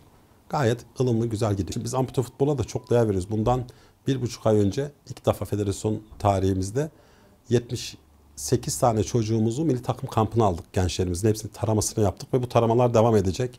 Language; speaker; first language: Turkish; native; Turkish